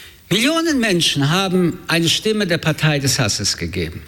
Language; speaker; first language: German; early bilingual, other home language; French